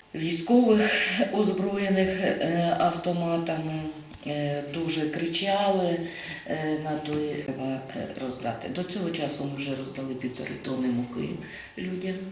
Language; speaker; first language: Ukrainian; native; Ukrainian